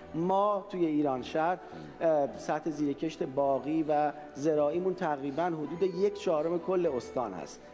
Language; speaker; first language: Persian; non-native, local second language; Baluchi